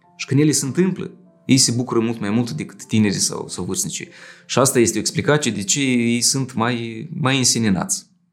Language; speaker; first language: Romanian; native; Romanian